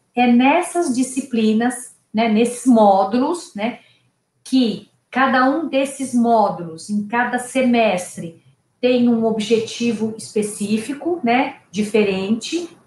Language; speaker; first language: Portuguese; native; Portuguese